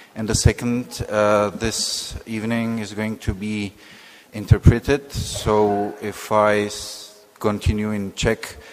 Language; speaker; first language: English; non-native, fluent; Czech